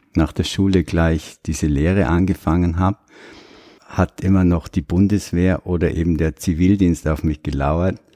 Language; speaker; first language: German; native; German